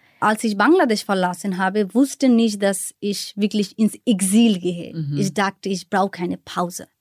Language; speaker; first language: German; non-native, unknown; Bangla